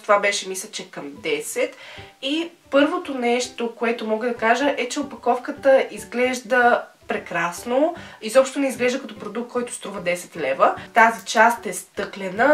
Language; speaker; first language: Bulgarian; native; Bulgarian